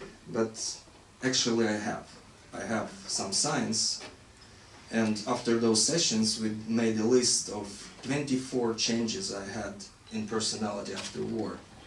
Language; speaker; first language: English; non-native, fluent; Ukrainian